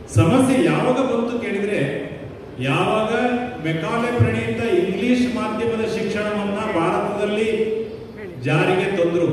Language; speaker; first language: Kannada; native; Kannada